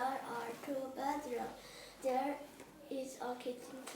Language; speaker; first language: English; non-native, learner; Korean